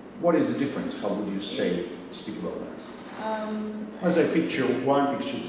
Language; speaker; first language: English; non-native, fluent; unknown